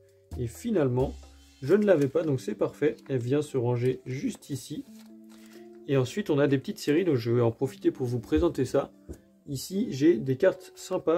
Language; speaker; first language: French; native; French